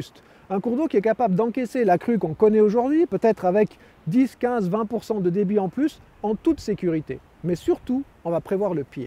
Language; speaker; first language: French; native; French